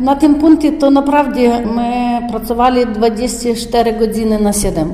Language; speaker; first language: Polish; non-native, learner; Ukrainian